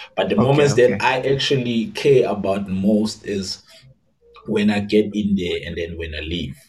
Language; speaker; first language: English; non-native, local second language; Zulu